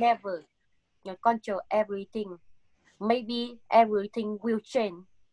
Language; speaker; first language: English; non-native, learner; Vietnamese